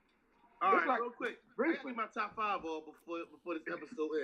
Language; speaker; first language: English; native; English